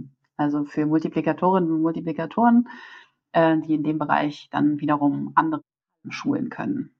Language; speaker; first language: German; native; German